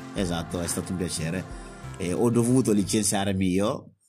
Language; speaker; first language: Italian; non-native, fluent; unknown